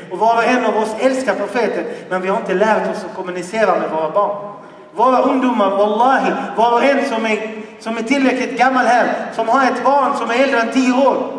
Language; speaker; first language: Swedish; non-native, fluent; Arabic